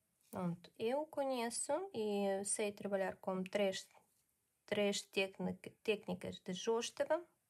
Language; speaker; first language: Portuguese; non-native, learner; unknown